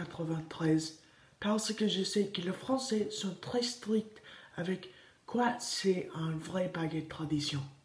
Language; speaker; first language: French; non-native, learner; Spanish